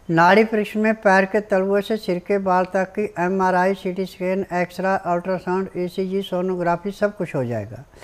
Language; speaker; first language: Hindi; native; Hindi